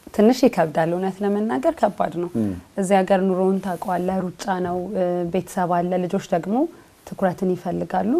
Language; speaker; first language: Amharic; native; Amharic